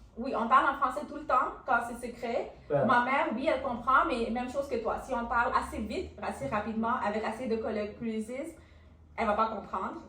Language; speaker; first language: French; early bilingual, other home language; Urdu